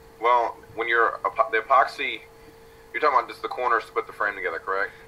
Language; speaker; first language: English; native; English